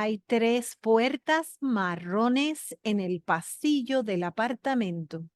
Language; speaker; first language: Spanish; non-native, fluent; English